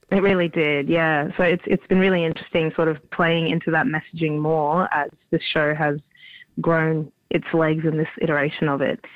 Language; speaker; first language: English; native; English